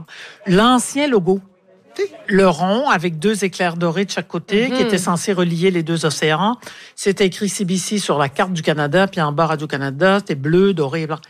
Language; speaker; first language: French; native; French